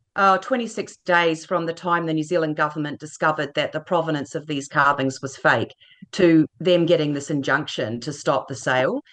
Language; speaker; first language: English; native; English